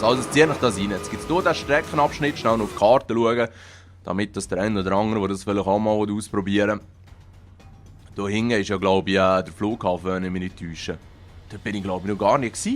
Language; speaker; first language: German; native; German